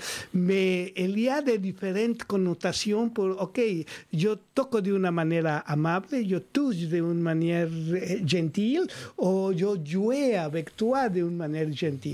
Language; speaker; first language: French; non-native, learner; Spanish